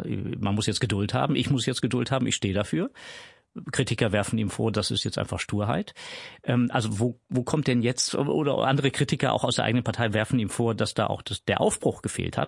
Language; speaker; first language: German; native; German